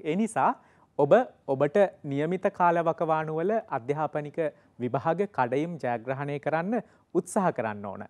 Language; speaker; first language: Sinhala; native; Sinhala